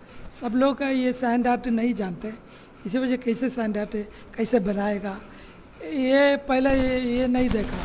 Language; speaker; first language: Hindi; non-native, learner; Malayalam